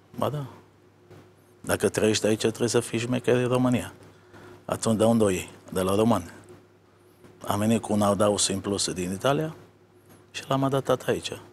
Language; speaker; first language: Romanian; non-native, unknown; Italian